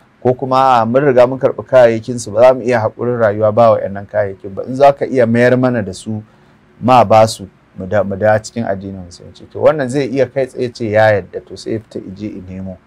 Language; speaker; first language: Hausa; native; Hausa